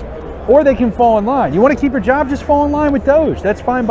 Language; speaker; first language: English; native; English